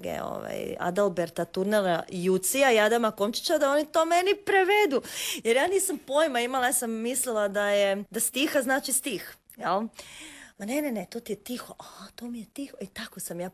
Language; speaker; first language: Croatian; native; Croatian